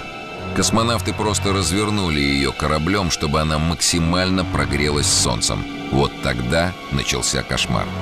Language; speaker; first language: Russian; native; Russian